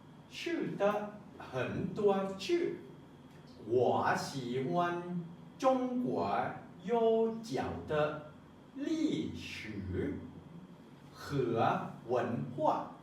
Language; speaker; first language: Chinese; non-native, learner; Lao